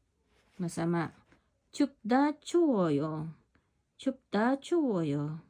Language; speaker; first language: Korean; non-native, learner; Filipino